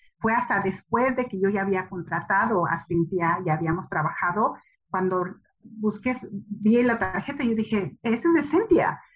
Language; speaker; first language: Spanish; early bilingual, heritage; Spanish